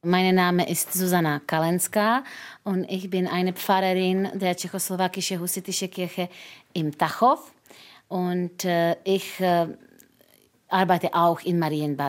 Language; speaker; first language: German; non-native, fluent; Czech